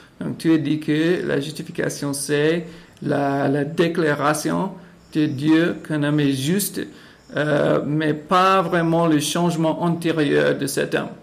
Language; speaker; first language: French; non-native, fluent; English